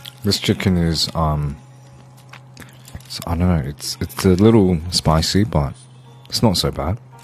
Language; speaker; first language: English; native; English